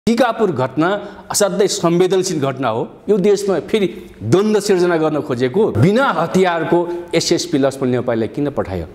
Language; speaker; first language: Nepali; non-native, local second language; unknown